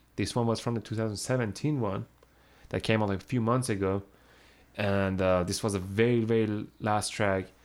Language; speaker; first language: English; non-native, fluent; Persian